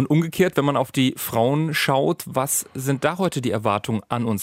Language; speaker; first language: German; native; German